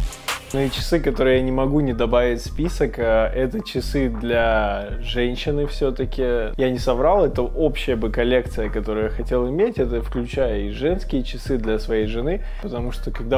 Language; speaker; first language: Russian; native; Russian